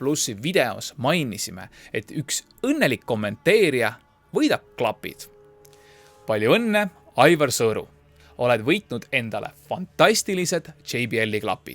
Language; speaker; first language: Estonian; native; Estonian